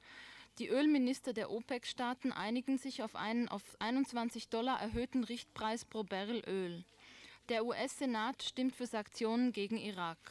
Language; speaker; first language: German; native; German